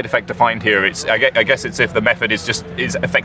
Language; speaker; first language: English; native; English